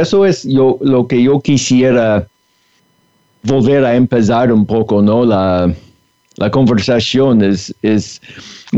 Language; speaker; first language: Spanish; non-native, fluent; English